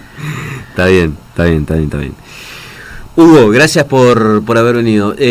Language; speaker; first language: Spanish; native; Spanish